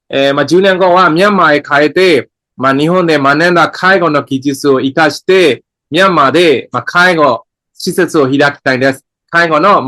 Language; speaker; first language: Japanese; non-native, fluent; Burmese